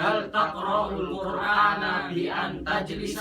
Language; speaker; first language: Arabic; non-native, learner; Indonesian